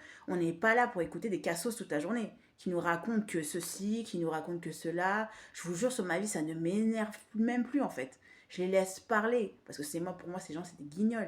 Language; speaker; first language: French; native; French